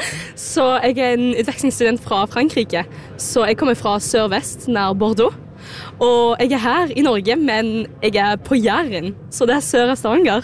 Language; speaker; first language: Norwegian; non-native, learner; French